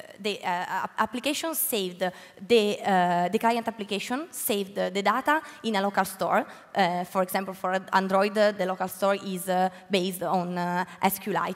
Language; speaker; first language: English; non-native, learner; Italian